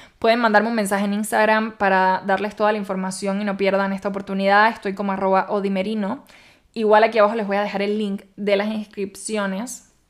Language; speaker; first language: Spanish; native; Spanish